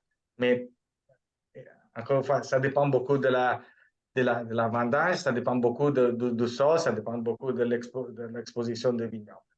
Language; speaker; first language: French; non-native, fluent; Italian